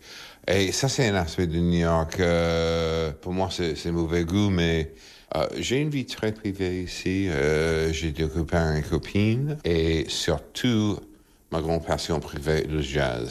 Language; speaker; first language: French; non-native, fluent; English